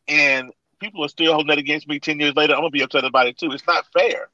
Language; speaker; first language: English; native; English